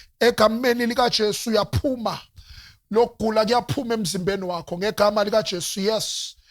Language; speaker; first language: Zulu; non-native, local second language; Northern Sotho